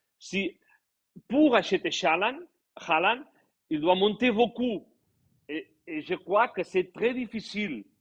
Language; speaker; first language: French; non-native, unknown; Catalan